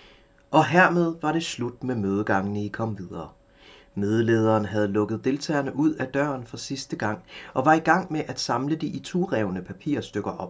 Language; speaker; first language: Danish; native; Danish